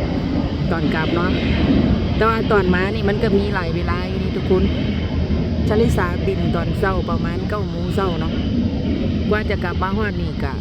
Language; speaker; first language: Thai; non-native, local second language; Northeastern Thai